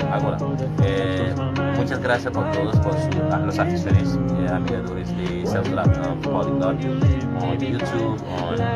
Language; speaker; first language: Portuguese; non-native, learner; Haitian Creole